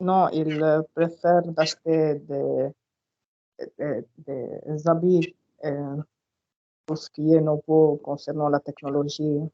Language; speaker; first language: French; non-native, learner; Arabic